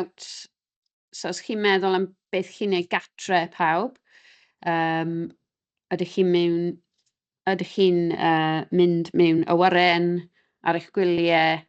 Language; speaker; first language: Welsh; non-native, local second language; English